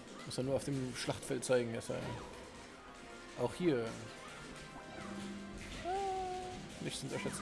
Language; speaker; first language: German; native; German